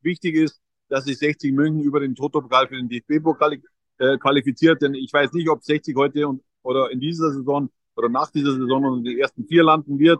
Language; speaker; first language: German; native; German